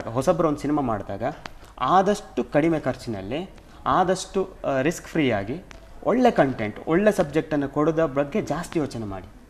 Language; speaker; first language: Kannada; native; Kannada